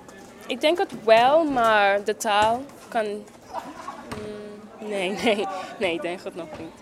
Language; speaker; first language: Dutch; non-native, local second language; English